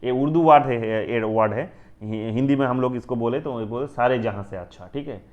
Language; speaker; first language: Hindi; non-native, local second language; Bangla